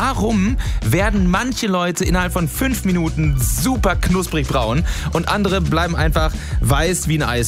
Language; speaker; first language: German; native; German